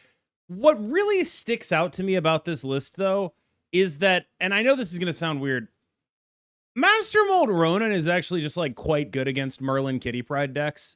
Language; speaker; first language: English; native; English